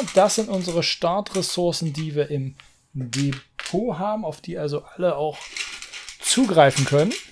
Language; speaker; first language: German; native; German